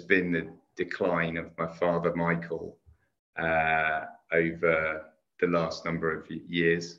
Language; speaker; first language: English; native; English